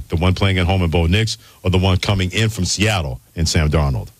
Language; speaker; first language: English; native; English